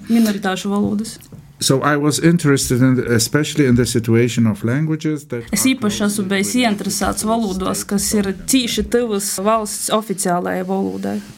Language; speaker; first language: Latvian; non-native, fluent; German